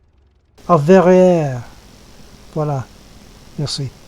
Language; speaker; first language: French; non-native, learner; English